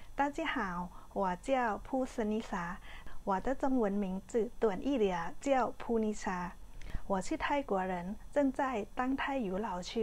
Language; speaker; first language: Chinese; non-native, learner; Thai